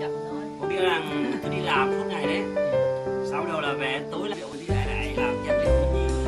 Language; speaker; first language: Vietnamese; native; Vietnamese